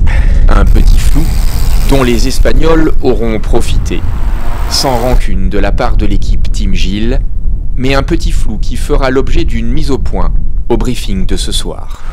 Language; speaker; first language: French; native; French